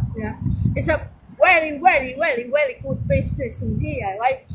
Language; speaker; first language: English; non-native, learner; Thai